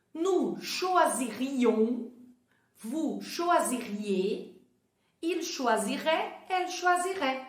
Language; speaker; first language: French; non-native, fluent; Portuguese